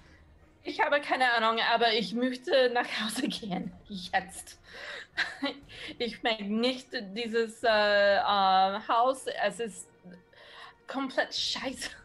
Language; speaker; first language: German; non-native, learner; English